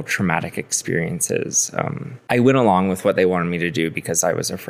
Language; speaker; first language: English; native; English